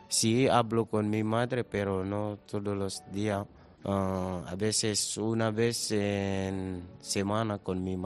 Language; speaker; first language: Spanish; non-native, learner; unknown